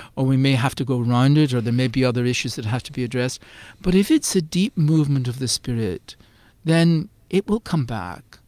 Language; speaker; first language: English; native; English